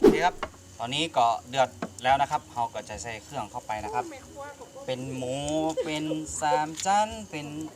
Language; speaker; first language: Thai; native; Thai